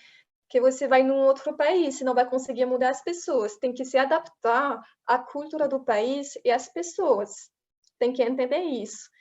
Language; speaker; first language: Portuguese; non-native, fluent; French